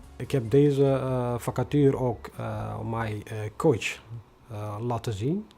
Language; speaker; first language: Dutch; non-native, fluent; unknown